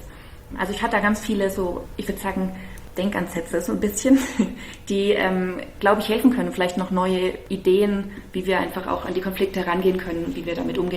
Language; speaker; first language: German; native; German